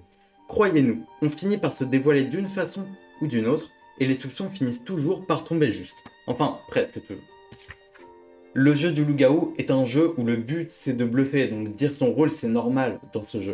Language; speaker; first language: French; native; French